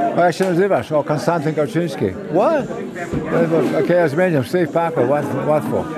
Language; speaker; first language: Polish; early bilingual, heritage; Polish